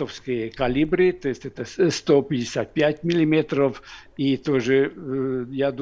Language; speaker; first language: Russian; non-native, fluent; Hungarian